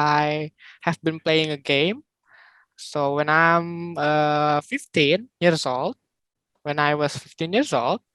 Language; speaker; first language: English; non-native, learner; Indonesian